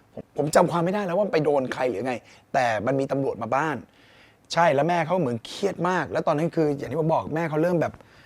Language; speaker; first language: Thai; native; Thai